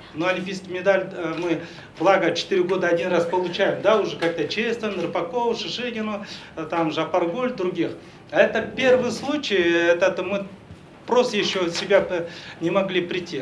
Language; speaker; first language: Russian; non-native, local second language; Kazakh